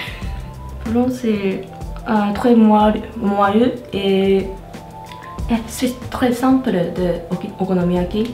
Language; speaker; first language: French; non-native, learner; Japanese